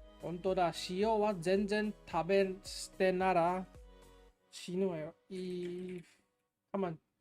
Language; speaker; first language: Japanese; non-native, learner; English